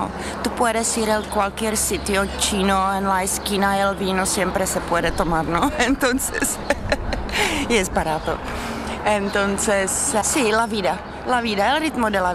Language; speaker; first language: Spanish; non-native, fluent; Czech